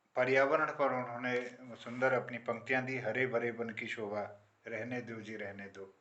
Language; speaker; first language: Hindi; non-native, local second language; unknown